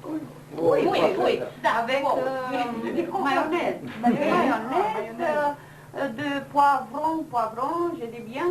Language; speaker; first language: French; non-native, fluent; Romanian